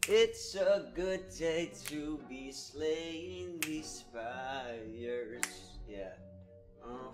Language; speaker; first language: English; native; English